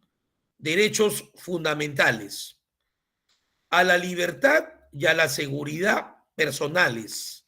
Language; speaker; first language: Spanish; native; Spanish